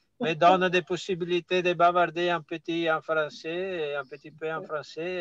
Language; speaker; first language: French; non-native, fluent; Italian